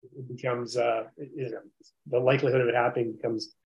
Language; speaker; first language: English; native; English